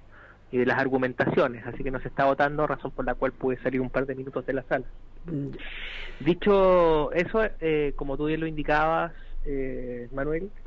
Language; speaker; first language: Spanish; native; Spanish